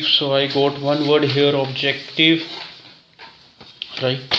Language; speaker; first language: English; non-native, local second language; Hindi